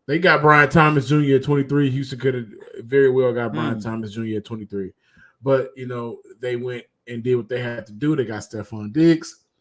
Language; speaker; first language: English; native; English